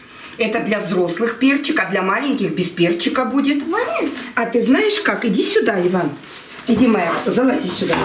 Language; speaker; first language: Russian; native; Russian